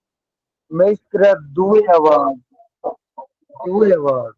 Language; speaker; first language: Italian; non-native, learner; Urdu